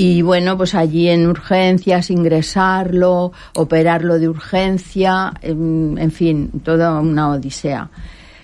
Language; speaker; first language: Spanish; native; Spanish